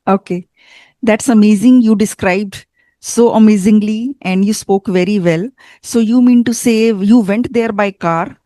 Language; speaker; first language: English; non-native, fluent; Hindi